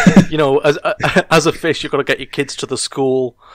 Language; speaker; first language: English; native; English